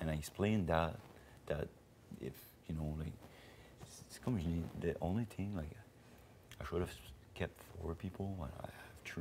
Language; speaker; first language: English; non-native, fluent; French